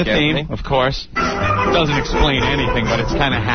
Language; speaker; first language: English; native; English